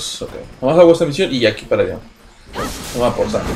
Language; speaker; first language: Spanish; native; Spanish